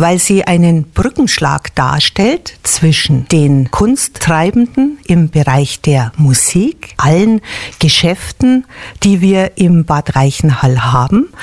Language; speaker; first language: German; native; German